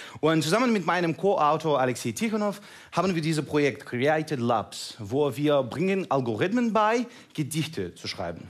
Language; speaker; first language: German; non-native, fluent; Russian